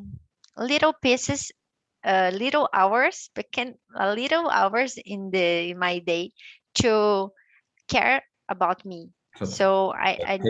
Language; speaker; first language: English; non-native, learner; Portuguese